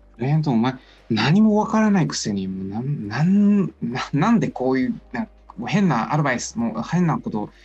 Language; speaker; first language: Japanese; non-native, fluent; Chinese